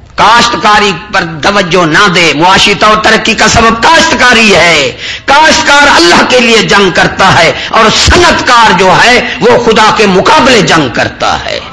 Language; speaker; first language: Urdu; non-native, local second language; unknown